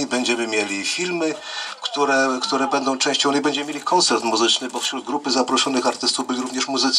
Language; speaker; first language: Polish; native; Polish